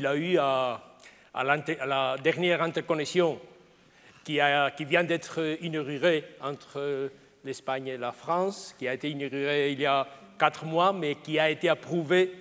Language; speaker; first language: French; non-native, fluent; Spanish